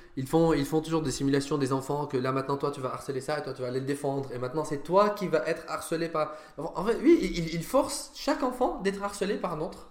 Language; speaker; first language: French; non-native, fluent; Arabic